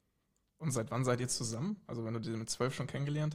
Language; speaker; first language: German; native; German